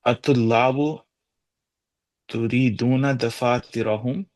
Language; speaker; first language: Arabic; non-native, learner; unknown